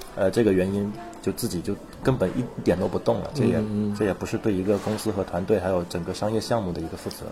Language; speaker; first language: Chinese; native; Chinese